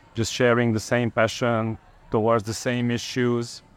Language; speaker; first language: English; non-native, fluent; Hungarian